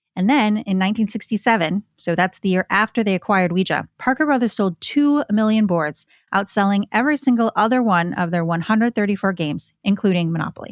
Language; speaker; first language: English; native; English